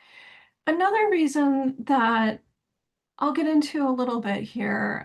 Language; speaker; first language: English; native; English